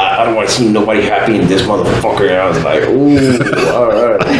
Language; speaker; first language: English; native; English